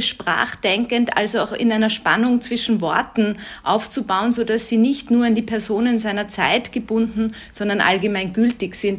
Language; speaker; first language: German; native; German